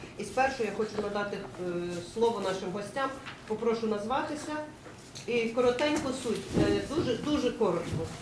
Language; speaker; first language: Ukrainian; native; Ukrainian